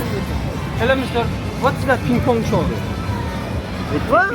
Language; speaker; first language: English; non-native, learner; Azerbaijani